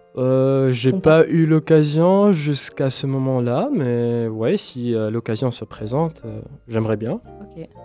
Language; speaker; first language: French; non-native, local second language; Arabic